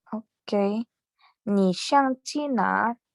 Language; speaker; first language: Chinese; non-native, learner; Indonesian